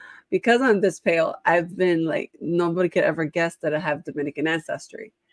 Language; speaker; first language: English; early bilingual, other home language; Spanish